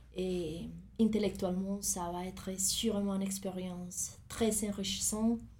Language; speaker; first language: French; non-native, fluent; Spanish